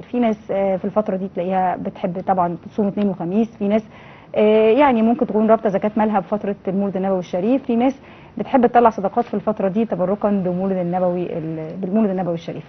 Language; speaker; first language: Arabic; native; Arabic